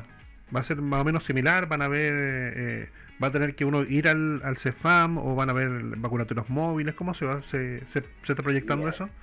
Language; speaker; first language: Spanish; native; Spanish